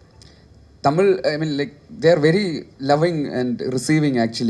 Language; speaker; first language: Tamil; non-native, learner; Malayalam